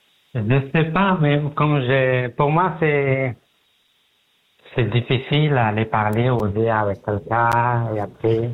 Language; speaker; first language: French; non-native, learner; Pashto